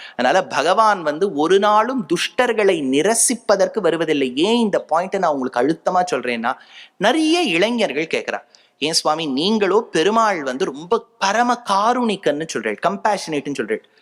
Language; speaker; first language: Tamil; native; Tamil